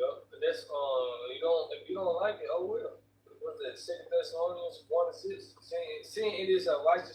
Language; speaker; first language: English; native; English